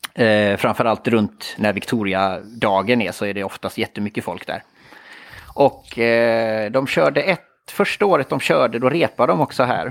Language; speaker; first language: Swedish; native; Swedish